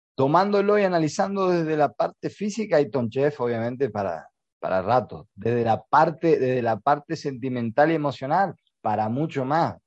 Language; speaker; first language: Spanish; native; Spanish